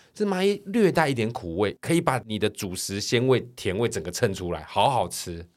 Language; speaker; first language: Chinese; native; Chinese